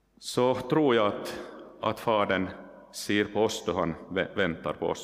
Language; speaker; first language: Swedish; non-native, local second language; Finnish